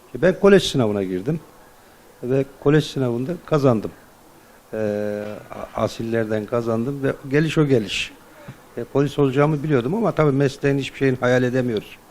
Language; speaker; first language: Turkish; native; Turkish